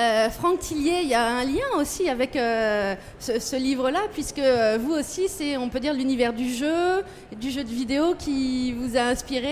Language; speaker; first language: French; native; French